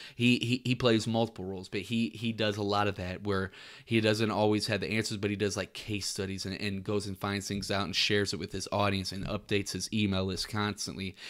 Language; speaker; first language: English; native; English